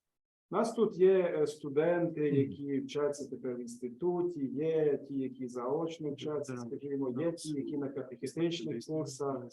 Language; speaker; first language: Ukrainian; native; Ukrainian